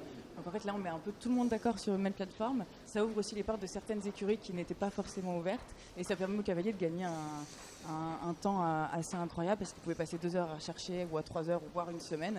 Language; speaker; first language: French; native; French